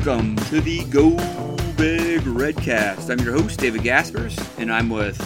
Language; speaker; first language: English; native; English